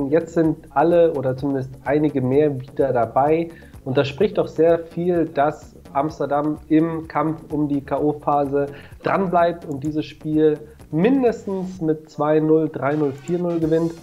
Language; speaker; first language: German; native; German